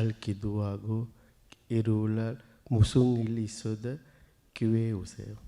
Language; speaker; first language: Korean; non-native, learner; Sinhala